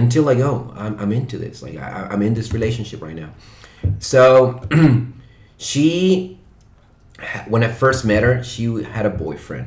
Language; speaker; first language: English; non-native, fluent; Spanish